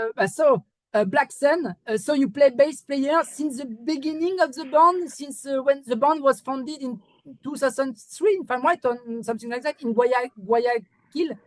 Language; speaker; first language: English; non-native, learner; French